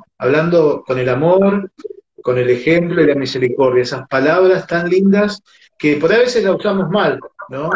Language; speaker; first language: Spanish; native; Spanish